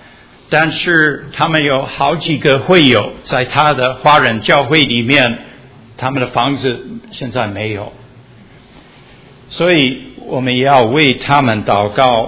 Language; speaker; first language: Chinese; early bilingual, heritage; Chinese